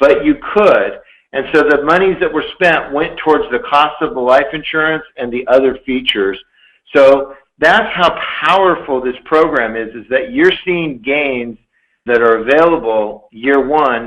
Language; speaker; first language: English; native; English